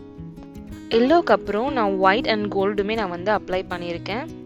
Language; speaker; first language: Tamil; native; Tamil